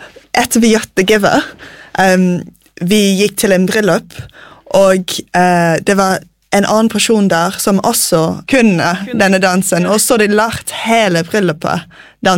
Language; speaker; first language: Norwegian; non-native, fluent; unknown